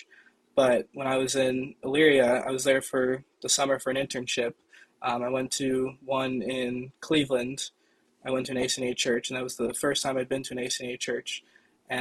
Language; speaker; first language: English; native; English